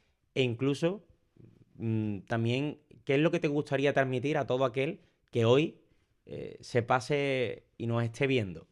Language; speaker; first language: Spanish; native; Spanish